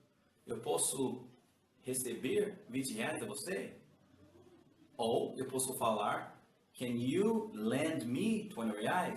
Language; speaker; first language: Portuguese; non-native, learner; English